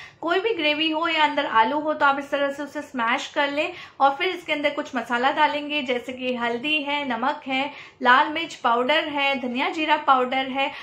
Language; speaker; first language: Hindi; non-native, local second language; Gujarati